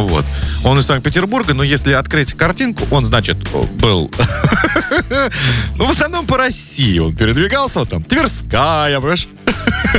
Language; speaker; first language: Russian; native; Russian